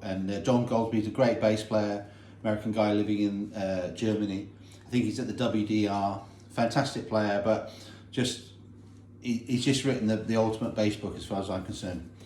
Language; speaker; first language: English; native; English